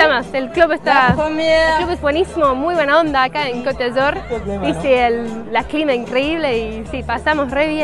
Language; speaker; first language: Spanish; non-native, fluent; English